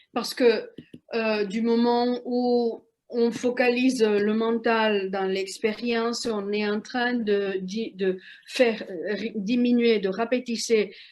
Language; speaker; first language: French; non-native, fluent; Spanish